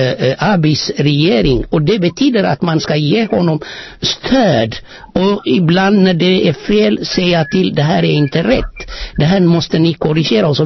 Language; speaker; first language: Swedish; non-native, fluent; Amharic